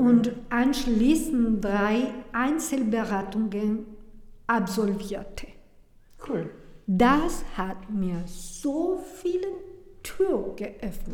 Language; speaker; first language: German; non-native, learner; Spanish